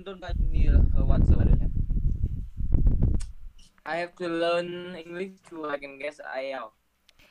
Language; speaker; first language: English; non-native, learner; Vietnamese